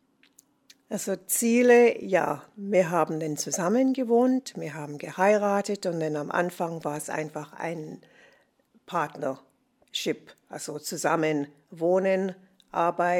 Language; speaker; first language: German; non-native, fluent; English